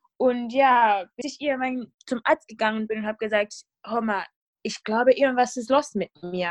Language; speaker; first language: German; non-native, fluent; North Ndebele